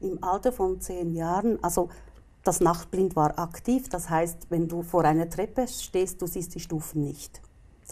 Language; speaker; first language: German; native; German